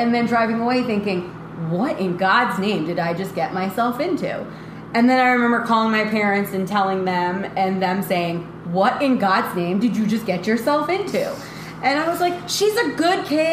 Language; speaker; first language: English; native; English